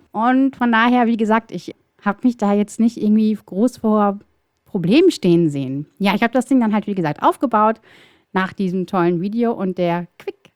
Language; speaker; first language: German; native; German